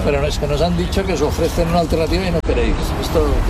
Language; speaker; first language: Spanish; native; Spanish